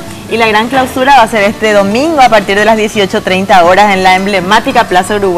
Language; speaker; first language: Spanish; native; Spanish